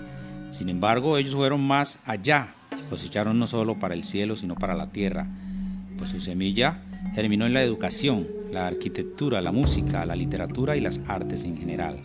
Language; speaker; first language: Spanish; native; Spanish